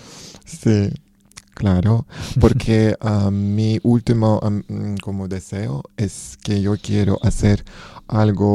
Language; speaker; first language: Spanish; non-native, learner; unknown